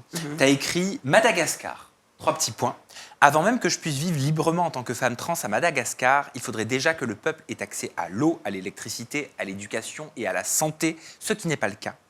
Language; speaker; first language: French; native; French